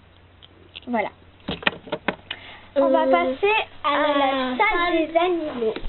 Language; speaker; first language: French; native; French